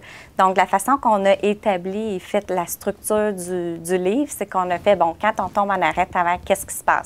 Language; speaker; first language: French; native; French